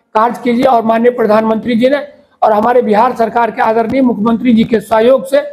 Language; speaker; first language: Hindi; native; Hindi